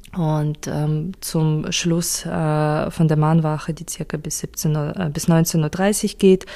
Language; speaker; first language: German; non-native, fluent; Ukrainian